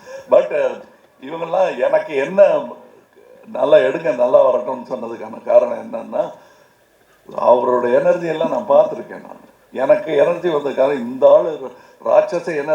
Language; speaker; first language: Tamil; native; Tamil